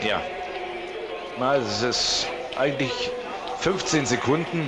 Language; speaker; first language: German; native; German